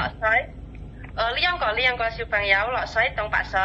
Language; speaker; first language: Cantonese; non-native, learner; Indonesian